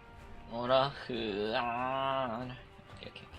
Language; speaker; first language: Japanese; native; Japanese